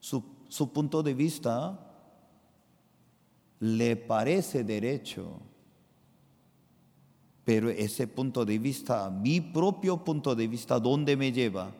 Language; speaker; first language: Spanish; non-native, fluent; Korean